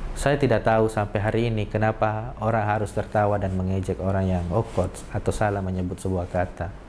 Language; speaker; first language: Indonesian; non-native, local second language; Buginese